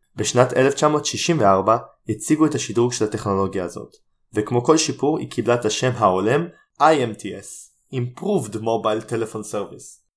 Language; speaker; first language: Hebrew; native; Hebrew